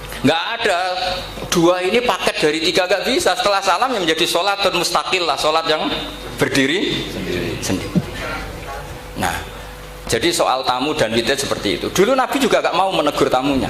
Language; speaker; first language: Indonesian; non-native, local second language; Javanese